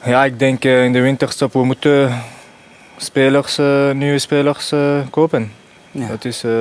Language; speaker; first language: Dutch; non-native, fluent; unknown